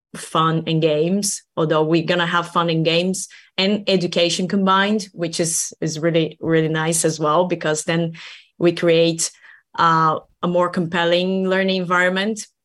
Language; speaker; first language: English; non-native, fluent; Portuguese